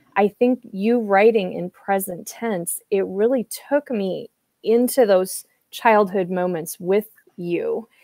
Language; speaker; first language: English; native; English